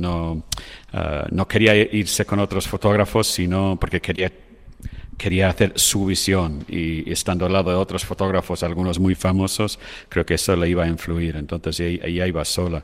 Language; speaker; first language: Spanish; non-native, fluent; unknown